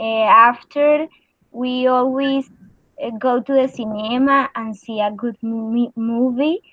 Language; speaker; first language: English; non-native, learner; Spanish